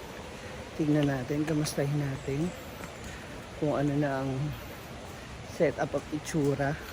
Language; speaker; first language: Filipino; non-native, local second language; Cebuano